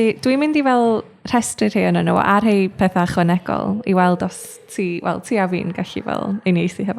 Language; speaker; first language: Welsh; native; Welsh